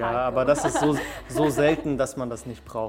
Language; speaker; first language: German; early bilingual, other home language; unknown